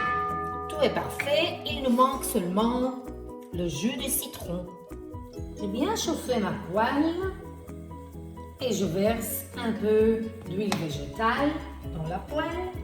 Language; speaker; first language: French; non-native, fluent; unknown